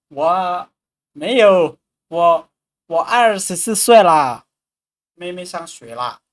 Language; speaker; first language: Chinese; non-native, fluent; Vietnamese